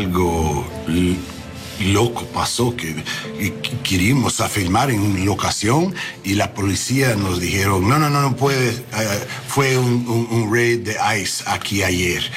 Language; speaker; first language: Spanish; non-native, learner; English